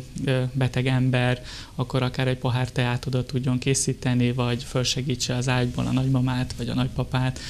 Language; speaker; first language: Hungarian; native; Hungarian